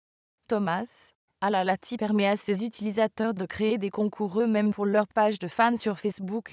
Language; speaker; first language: French; native; French